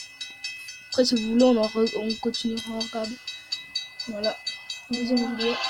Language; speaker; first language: French; native; French